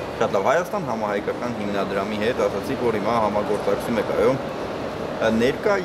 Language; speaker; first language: Armenian; native; Armenian